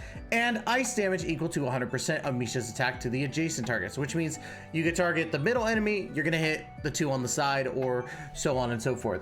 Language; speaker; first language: English; native; English